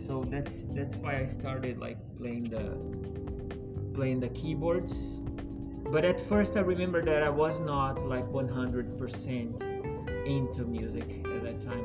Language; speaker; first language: English; non-native, fluent; Portuguese